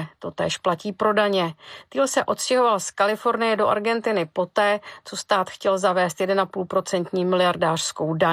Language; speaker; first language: Czech; native; Czech